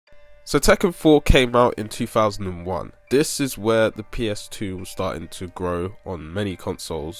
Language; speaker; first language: English; native; English